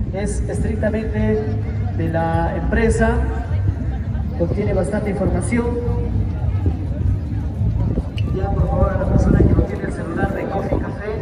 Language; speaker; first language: Spanish; native; Spanish